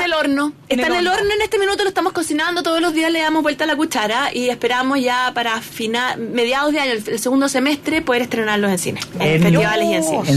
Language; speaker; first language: Spanish; native; Spanish